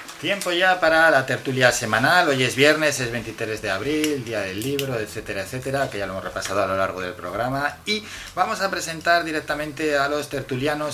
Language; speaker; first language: Spanish; native; Spanish